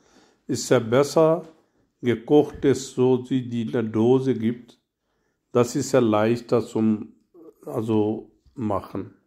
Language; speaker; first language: German; non-native, learner; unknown